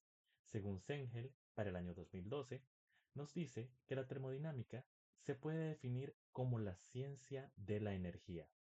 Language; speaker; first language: Spanish; native; Spanish